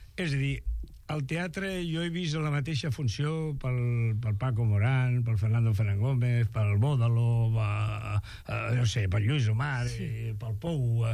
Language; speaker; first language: Catalan; non-native, local second language; Spanish